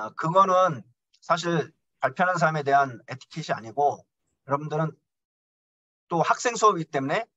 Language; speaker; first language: Korean; native; Korean